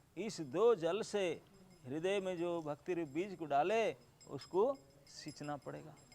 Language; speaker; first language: Hindi; non-native, local second language; Bangla